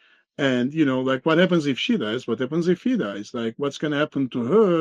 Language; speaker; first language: English; non-native, fluent; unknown